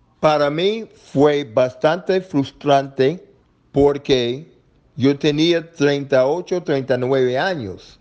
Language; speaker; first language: Spanish; non-native, learner; English